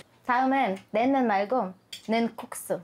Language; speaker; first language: Korean; non-native, learner; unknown